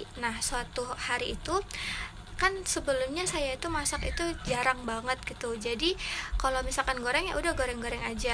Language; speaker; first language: Indonesian; native; Indonesian